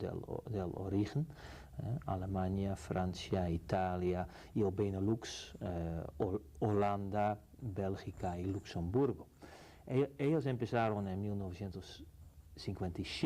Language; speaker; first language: Spanish; non-native, fluent; Dutch